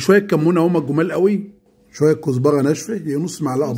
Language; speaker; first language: Arabic; native; Arabic